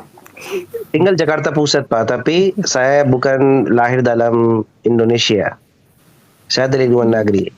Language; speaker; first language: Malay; non-native, learner; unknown